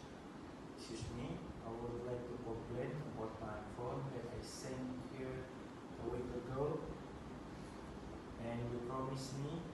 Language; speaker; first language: English; non-native, fluent; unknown